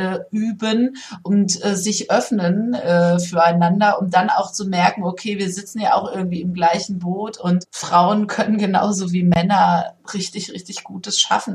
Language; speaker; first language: German; native; German